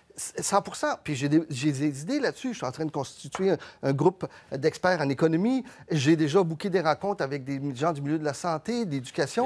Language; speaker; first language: French; early bilingual, other home language; Spanish